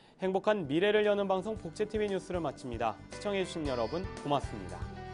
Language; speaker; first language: Korean; native; Korean